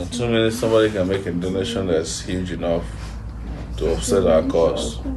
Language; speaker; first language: English; non-native, local second language; Yoruba